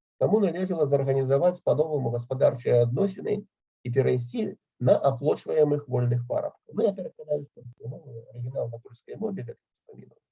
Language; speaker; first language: Belarusian; native; Belarusian